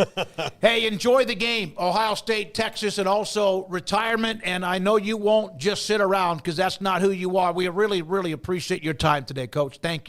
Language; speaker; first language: English; native; English